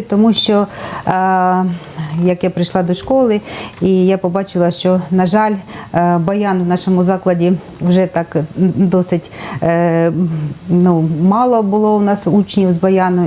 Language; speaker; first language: Ukrainian; native; Ukrainian